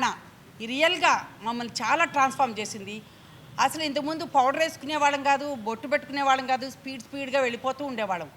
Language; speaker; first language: Telugu; native; Telugu